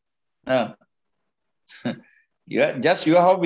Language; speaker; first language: English; non-native, learner; Indonesian